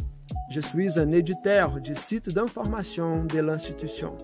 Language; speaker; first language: French; non-native, fluent; Portuguese